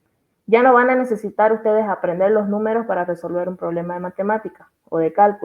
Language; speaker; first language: Spanish; native; Spanish